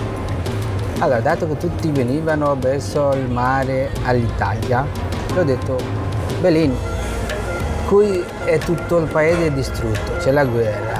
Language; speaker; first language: Italian; non-native, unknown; Bangla